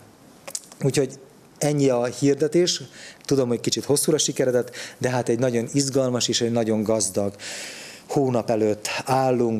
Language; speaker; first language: Hungarian; native; Hungarian